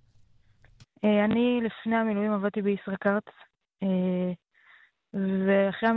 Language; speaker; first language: Hebrew; native; Hebrew